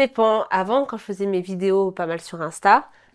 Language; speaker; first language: French; native; French